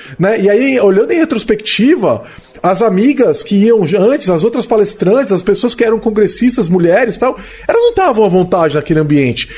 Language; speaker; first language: Portuguese; native; Portuguese